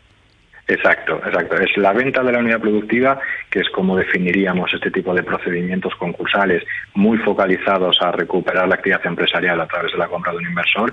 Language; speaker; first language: Spanish; native; Spanish